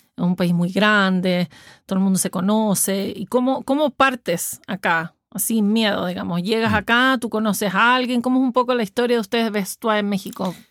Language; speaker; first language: Spanish; native; Spanish